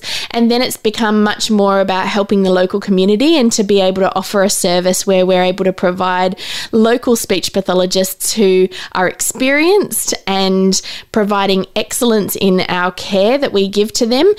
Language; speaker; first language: English; native; English